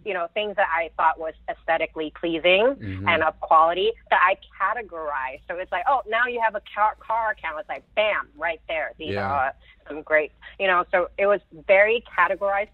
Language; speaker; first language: English; non-native, local second language; Cantonese